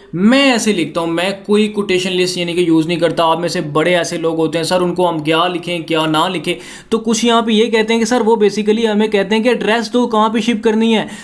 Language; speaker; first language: Urdu; non-native, local second language; Punjabi